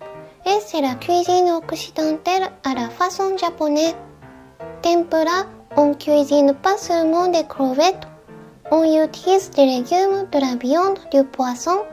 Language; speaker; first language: French; non-native, learner; Japanese